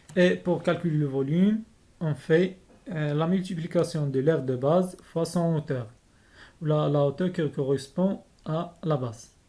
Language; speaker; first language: French; non-native, local second language; Arabic